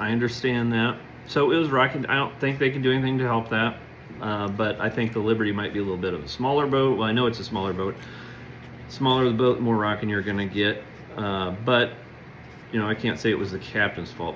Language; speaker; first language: English; native; English